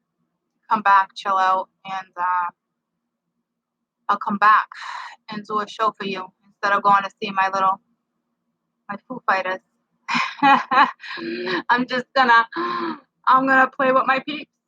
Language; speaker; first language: English; native; English